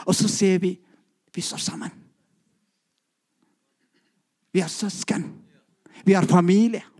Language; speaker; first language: Norwegian; non-native, fluent; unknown